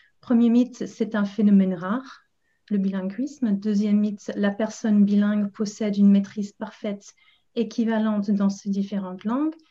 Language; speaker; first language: French; non-native, fluent; English